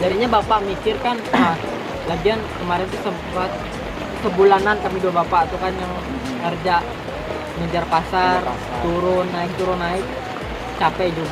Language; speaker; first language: Indonesian; native; Indonesian